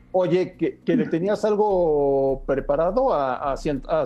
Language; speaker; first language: Spanish; native; Spanish